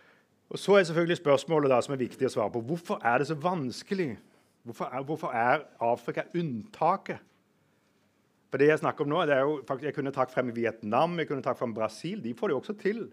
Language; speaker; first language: Norwegian; native; Norwegian